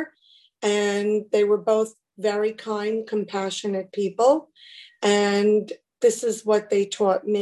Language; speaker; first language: English; native; English